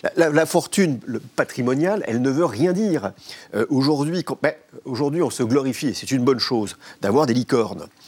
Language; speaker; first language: French; native; French